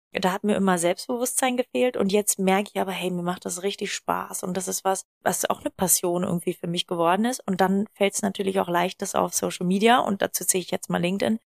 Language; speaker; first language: German; native; German